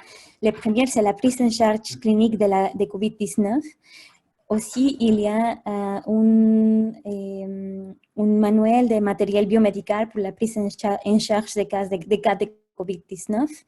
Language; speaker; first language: French; non-native, fluent; Spanish